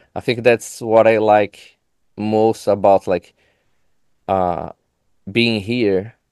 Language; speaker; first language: English; non-native, fluent; Portuguese